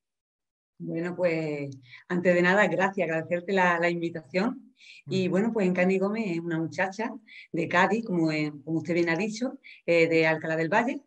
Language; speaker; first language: Spanish; native; Spanish